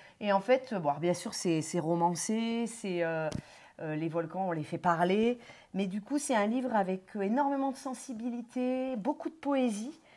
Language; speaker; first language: French; native; French